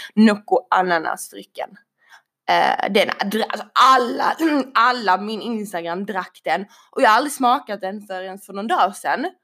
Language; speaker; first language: Swedish; native; Swedish